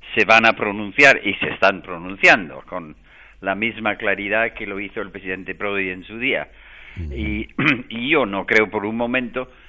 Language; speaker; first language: Spanish; non-native, fluent; English